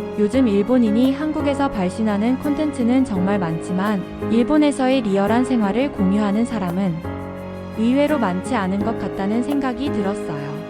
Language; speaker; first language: Korean; non-native, fluent; Japanese